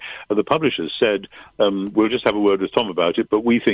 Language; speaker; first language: English; native; English